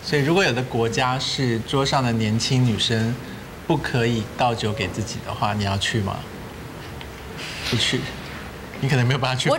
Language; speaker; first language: Chinese; native; Chinese